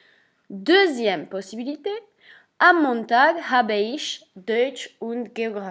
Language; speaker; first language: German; non-native, fluent; French